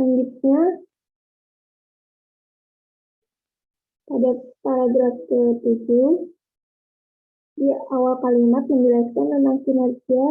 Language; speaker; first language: Indonesian; native; Indonesian